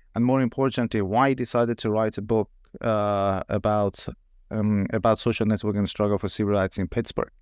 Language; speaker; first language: English; non-native, fluent; Persian